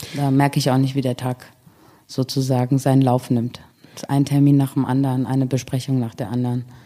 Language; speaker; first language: German; early bilingual, other home language; Persian